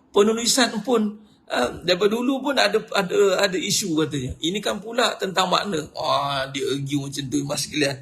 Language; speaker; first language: Malay; native; Malay